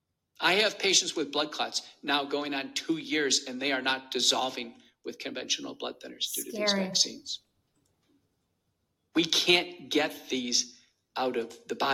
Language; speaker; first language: English; native; English